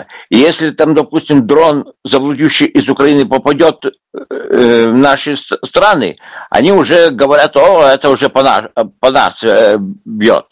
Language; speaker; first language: Russian; non-native, local second language; Lithuanian